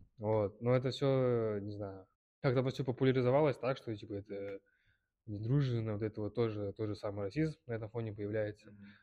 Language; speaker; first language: Russian; early bilingual, other home language; Kyrgyz